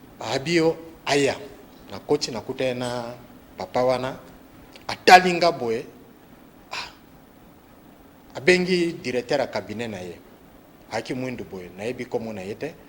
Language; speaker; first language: Lingala; native; Lingala